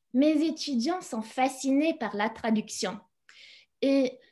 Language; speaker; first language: French; non-native, fluent; English